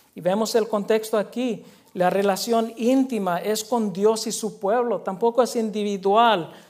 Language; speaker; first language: Spanish; early bilingual, heritage; Spanish